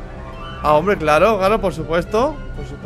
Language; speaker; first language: Spanish; native; Spanish